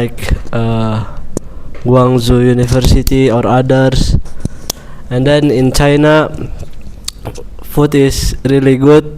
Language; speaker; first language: English; non-native, learner; Indonesian